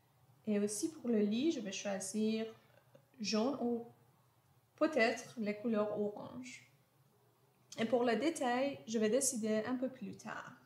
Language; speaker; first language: French; non-native, fluent; Persian